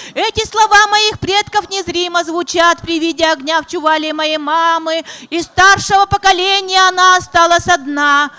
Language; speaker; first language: Russian; non-native, local second language; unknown